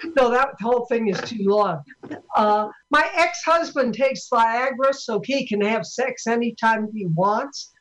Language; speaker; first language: English; native; English